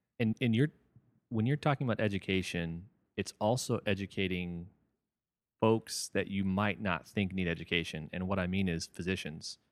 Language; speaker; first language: English; native; English